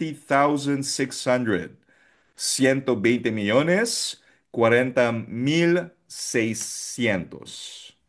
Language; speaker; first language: Spanish; non-native, fluent; Filipino